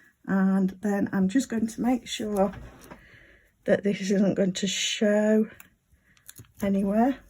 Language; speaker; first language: English; native; English